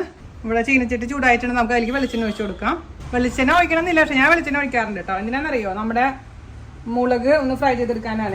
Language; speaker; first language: Malayalam; native; Malayalam